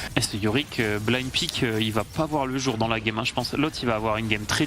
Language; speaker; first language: French; native; French